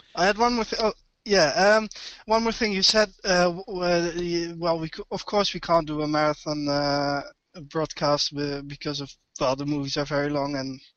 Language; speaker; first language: English; non-native, fluent; Dutch